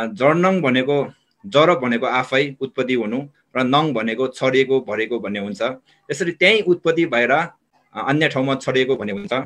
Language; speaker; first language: Nepali; non-native, local second language; Eastern Tamang